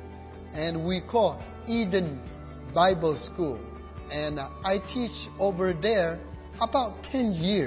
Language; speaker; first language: English; non-native, learner; Burmese